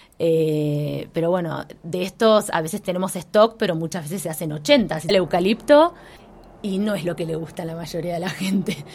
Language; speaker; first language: Spanish; native; Spanish